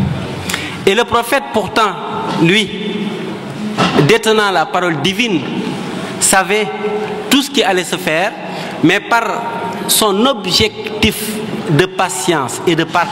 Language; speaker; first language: French; non-native, local second language; Wolof